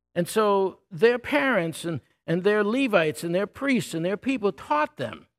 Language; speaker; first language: English; native; English